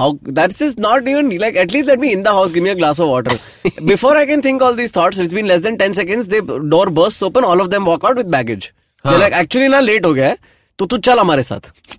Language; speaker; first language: English; non-native, local second language; Hindi